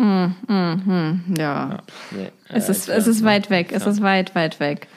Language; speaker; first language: German; native; German